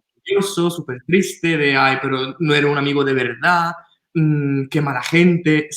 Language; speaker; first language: Spanish; non-native, fluent; Italian